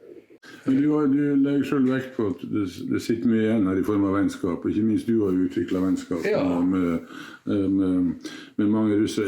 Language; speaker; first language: Norwegian; native; Norwegian